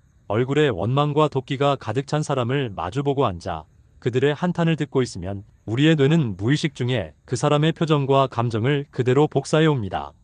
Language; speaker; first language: Korean; native; Korean